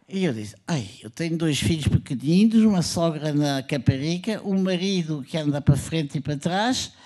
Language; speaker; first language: Portuguese; non-native, fluent; French